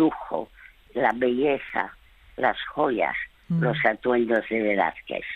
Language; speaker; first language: Spanish; early bilingual, other home language; French